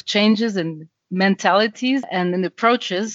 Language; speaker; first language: English; non-native, fluent; French